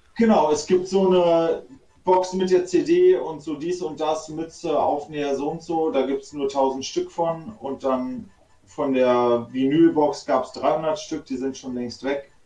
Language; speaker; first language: German; native; German